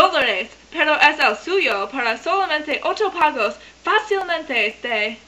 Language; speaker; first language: Spanish; non-native, learner; English